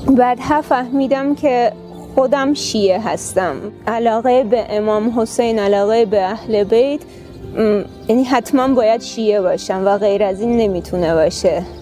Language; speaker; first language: Persian; non-native, fluent; Armenian